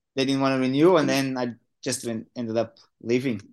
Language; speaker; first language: English; non-native, fluent; Portuguese